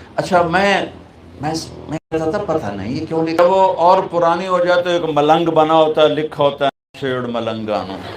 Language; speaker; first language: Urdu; non-native, local second language; Punjabi